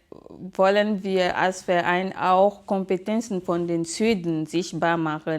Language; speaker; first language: German; non-native, fluent; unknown